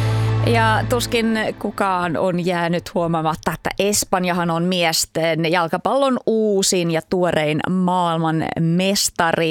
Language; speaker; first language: Finnish; native; Finnish